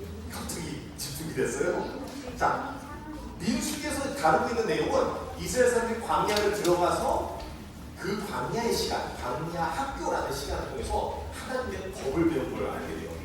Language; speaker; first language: Korean; native; Korean